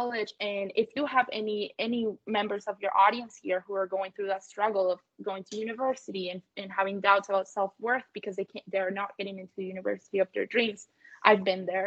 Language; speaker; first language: English; non-native, fluent; Spanish